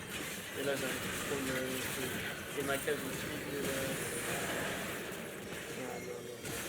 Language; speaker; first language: French; native; French